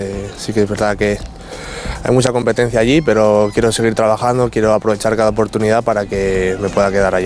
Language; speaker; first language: Spanish; native; Spanish